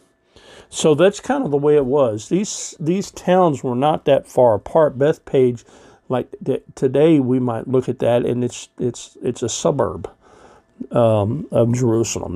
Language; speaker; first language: English; native; English